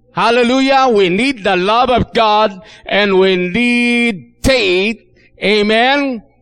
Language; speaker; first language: English; non-native, local second language; Filipino